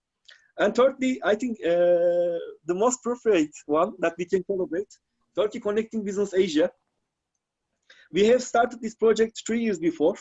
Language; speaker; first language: English; non-native, fluent; Turkish